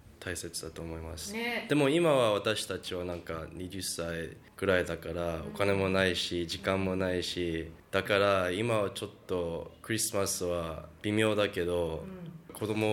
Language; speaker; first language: Japanese; early bilingual, heritage; Japanese